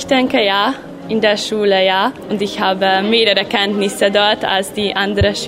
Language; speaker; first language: German; non-native, local second language; Hungarian